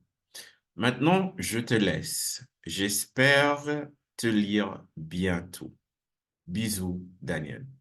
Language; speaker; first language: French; non-native, fluent; English